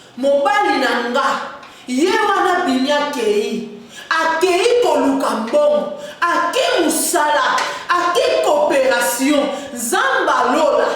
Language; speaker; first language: Lingala; native; Lingala